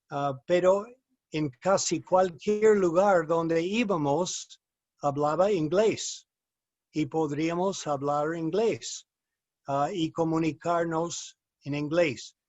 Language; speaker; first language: Spanish; non-native, fluent; English